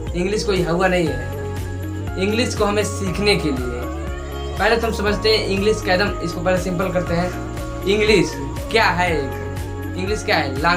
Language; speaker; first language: Hindi; native; Hindi